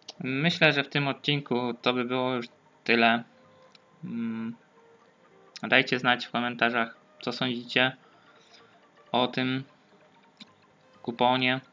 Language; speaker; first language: Polish; native; Polish